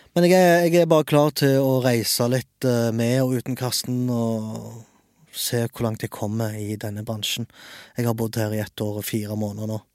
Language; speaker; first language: Norwegian; early bilingual, other home language; Arabic